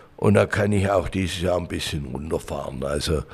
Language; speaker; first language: German; native; German